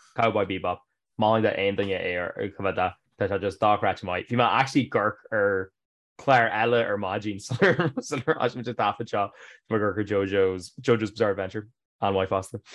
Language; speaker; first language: Irish; native; Irish